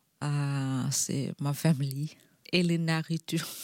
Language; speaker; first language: French; non-native, learner; Thai